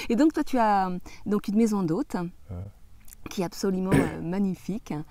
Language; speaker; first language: French; native; French